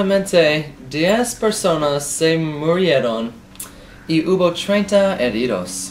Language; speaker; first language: Spanish; non-native, learner; English